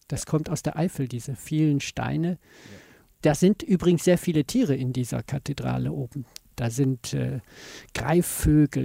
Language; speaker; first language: German; native; German